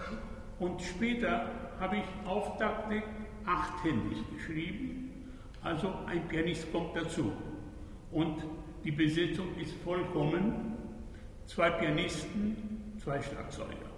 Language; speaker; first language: German; non-native, fluent; Spanish